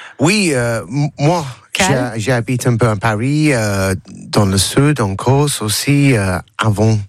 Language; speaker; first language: French; non-native, learner; English